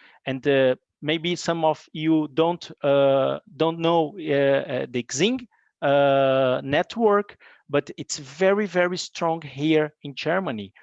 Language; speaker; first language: English; non-native, fluent; Portuguese